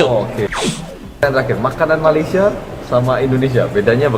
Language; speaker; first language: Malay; non-native, fluent; Korean